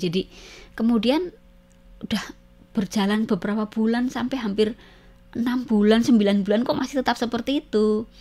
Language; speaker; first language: Indonesian; native; Indonesian